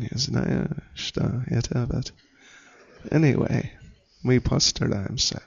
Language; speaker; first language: Russian; non-native, learner; English